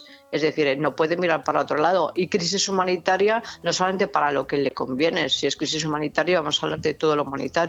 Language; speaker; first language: Spanish; native; Spanish